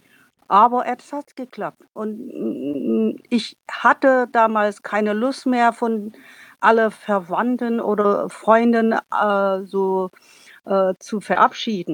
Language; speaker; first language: German; non-native, learner; Vietnamese